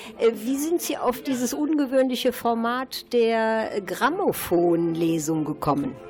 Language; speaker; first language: German; native; German